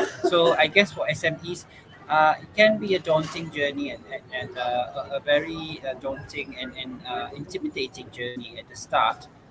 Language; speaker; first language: English; non-native, local second language; Malay